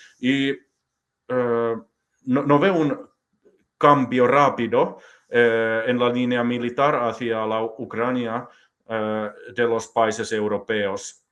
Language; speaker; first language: Spanish; non-native, fluent; Finnish